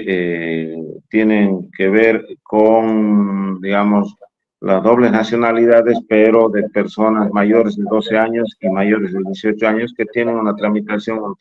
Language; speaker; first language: Spanish; native; Spanish